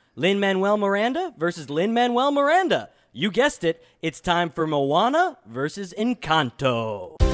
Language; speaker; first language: English; native; English